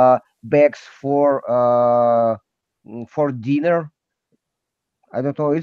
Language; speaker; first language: English; non-native, learner; Russian